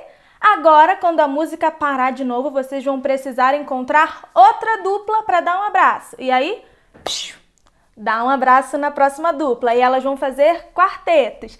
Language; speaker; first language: Portuguese; native; Portuguese